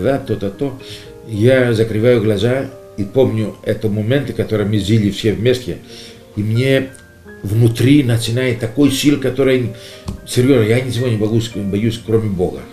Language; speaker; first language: Russian; non-native, learner; Greek